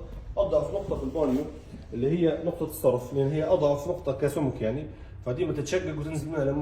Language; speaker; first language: Arabic; native; Arabic